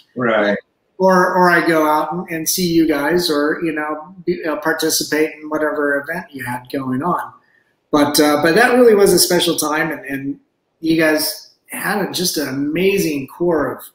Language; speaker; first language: English; native; English